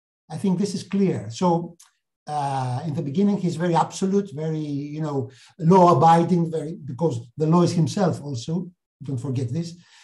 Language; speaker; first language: English; non-native, fluent; Greek